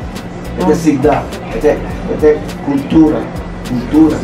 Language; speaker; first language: Russian; non-native, learner; Spanish